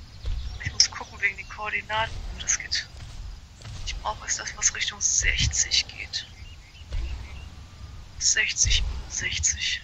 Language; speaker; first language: German; native; German